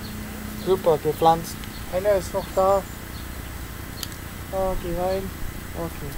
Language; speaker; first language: German; non-native, learner; Italian